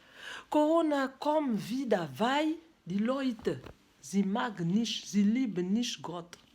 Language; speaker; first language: German; non-native, learner; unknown